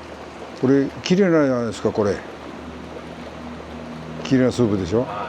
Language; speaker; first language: Japanese; native; Japanese